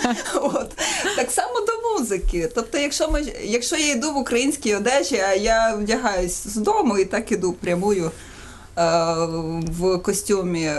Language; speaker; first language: Ukrainian; native; Ukrainian